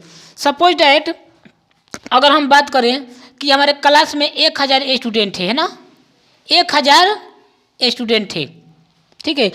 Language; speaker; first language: Hindi; non-native, local second language; Bhojpuri